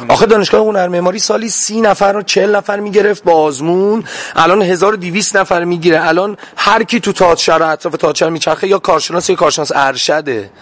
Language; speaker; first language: Persian; non-native, local second language; Azerbaijani